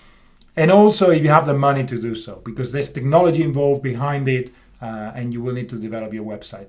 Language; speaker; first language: English; non-native, fluent; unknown